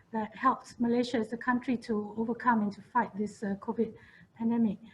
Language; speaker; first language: English; non-native, local second language; Malay